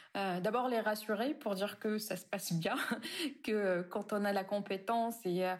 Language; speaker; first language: French; non-native, local second language; Arabic